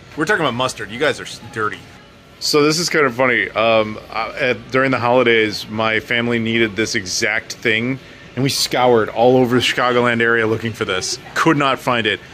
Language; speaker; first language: English; native; English